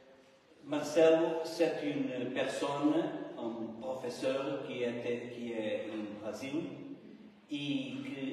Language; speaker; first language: French; non-native, learner; Portuguese